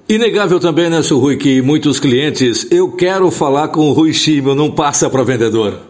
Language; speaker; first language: Portuguese; native; Portuguese